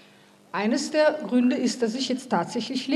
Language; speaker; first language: German; native; German